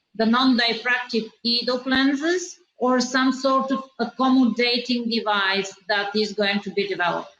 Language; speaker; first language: English; non-native, fluent; Bulgarian